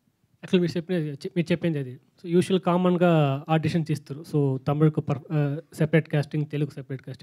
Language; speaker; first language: Telugu; non-native, learner; Tamil